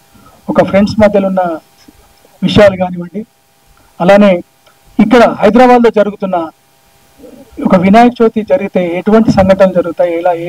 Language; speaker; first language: Telugu; native; Telugu